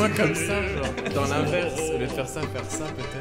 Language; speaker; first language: French; native; French